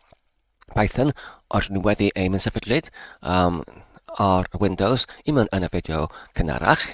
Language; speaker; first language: Welsh; non-native, learner; English